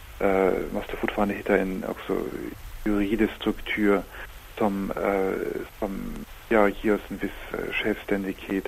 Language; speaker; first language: Swedish; non-native, fluent; German